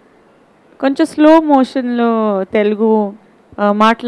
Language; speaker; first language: Telugu; non-native, learner; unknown